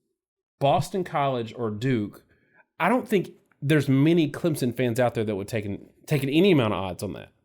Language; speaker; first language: English; native; English